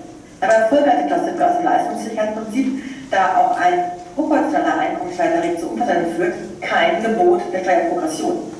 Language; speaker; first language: German; native; German